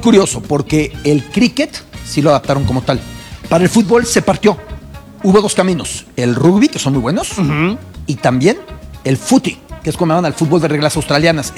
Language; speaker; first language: Spanish; native; Spanish